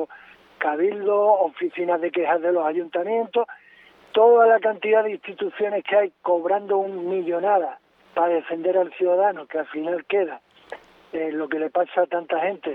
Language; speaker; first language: Spanish; native; Spanish